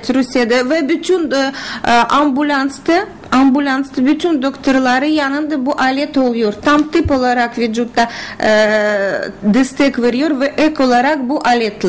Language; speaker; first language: Turkish; non-native, learner; Russian